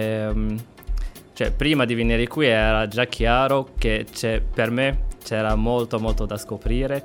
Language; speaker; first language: Italian; non-native, fluent; Arabic